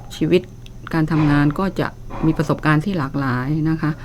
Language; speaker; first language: Thai; native; Thai